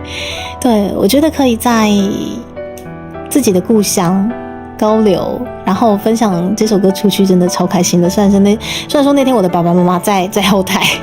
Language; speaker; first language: Chinese; native; Chinese